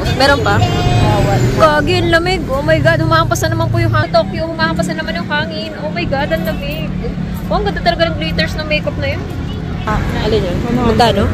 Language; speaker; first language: Filipino; native; Filipino